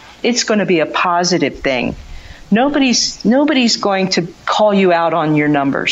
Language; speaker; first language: English; native; English